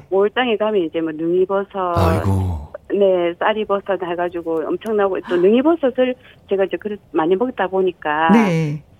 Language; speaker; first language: Korean; native; Korean